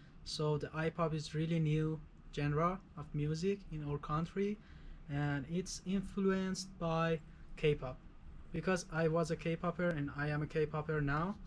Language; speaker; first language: English; non-native, fluent; Persian